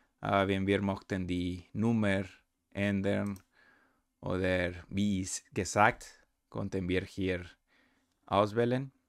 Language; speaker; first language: German; non-native, learner; Spanish